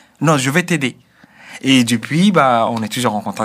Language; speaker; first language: French; non-native, fluent; Arabic